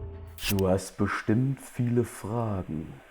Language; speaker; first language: German; native; German